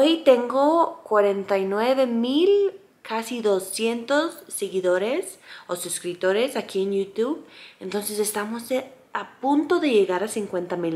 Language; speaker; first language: Spanish; non-native, fluent; English